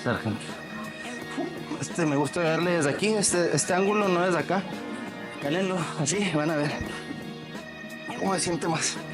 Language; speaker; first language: Spanish; native; Spanish